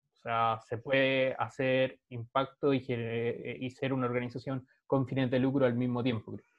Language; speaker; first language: Spanish; native; Spanish